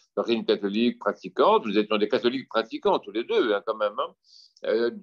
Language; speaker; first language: French; native; French